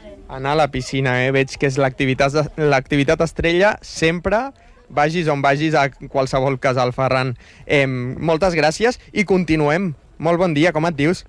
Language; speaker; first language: Catalan; native; Catalan